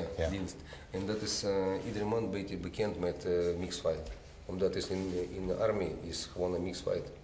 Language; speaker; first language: Dutch; non-native, learner; Russian